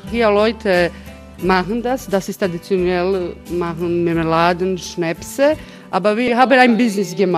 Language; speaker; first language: German; non-native, fluent; Croatian